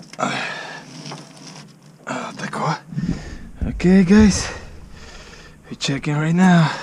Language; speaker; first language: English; non-native, learner; Ukrainian